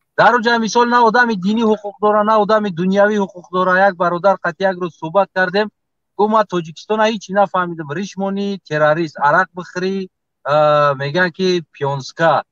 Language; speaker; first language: Tajik; native; Tajik